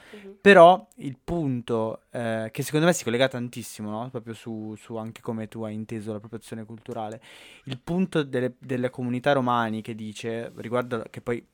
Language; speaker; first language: Italian; native; Italian